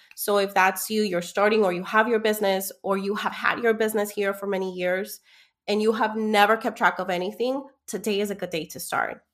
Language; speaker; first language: English; early bilingual, other home language; Spanish